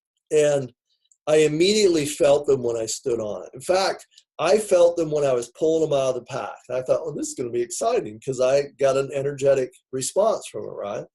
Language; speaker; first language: English; native; English